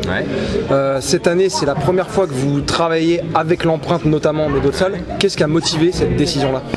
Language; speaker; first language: French; native; French